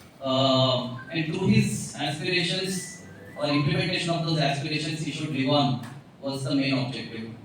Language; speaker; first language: English; non-native, local second language; Telugu